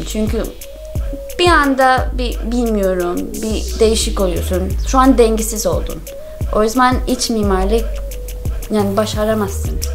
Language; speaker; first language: Turkish; non-native, learner; English